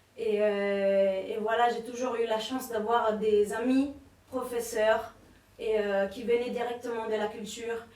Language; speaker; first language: French; non-native, fluent; Italian